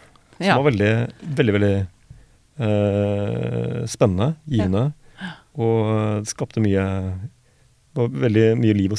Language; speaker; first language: Norwegian; native; Norwegian